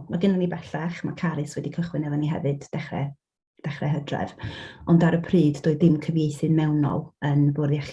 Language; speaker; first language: Welsh; native; Welsh